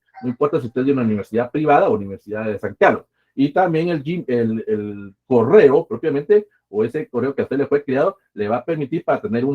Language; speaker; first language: Spanish; native; Spanish